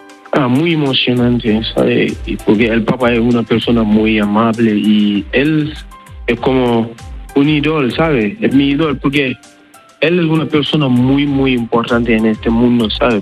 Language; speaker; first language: Spanish; non-native, learner; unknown